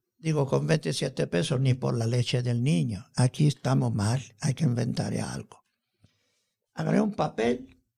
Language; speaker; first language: Spanish; non-native, fluent; Italian